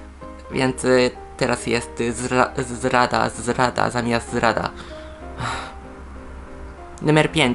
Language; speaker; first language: Polish; non-native, fluent; Japanese